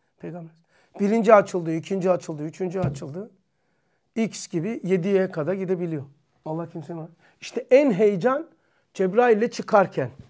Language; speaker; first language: Turkish; native; Turkish